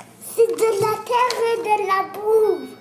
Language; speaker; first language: French; early bilingual, heritage; French